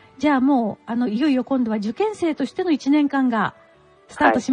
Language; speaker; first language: Japanese; native; Japanese